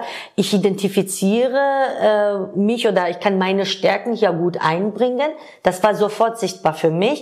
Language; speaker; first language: German; non-native, fluent; Georgian